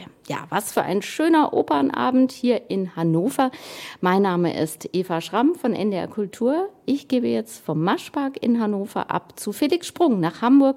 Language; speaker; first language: German; native; German